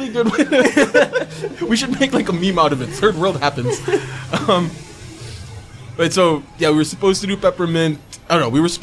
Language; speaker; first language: English; non-native, local second language; Cebuano